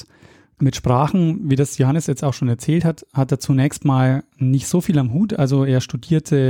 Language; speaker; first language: German; native; German